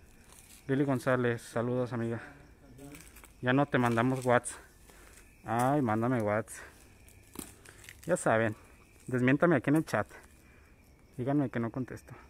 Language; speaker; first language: Spanish; native; Spanish